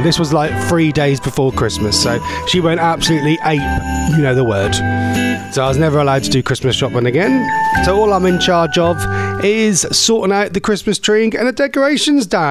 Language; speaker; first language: English; native; English